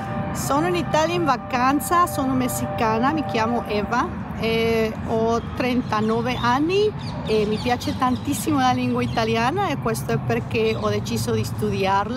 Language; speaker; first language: Italian; non-native, learner; Spanish